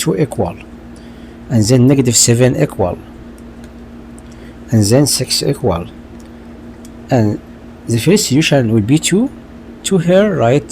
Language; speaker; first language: English; non-native, local second language; Arabic